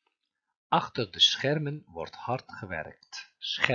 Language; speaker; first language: Dutch; non-native, fluent; Turkish